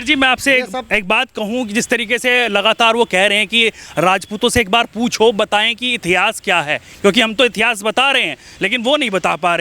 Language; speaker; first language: Hindi; native; Hindi